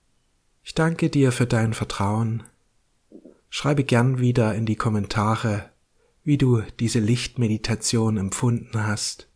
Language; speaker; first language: German; native; German